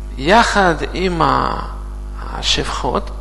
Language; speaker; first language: Hebrew; non-native, learner; Russian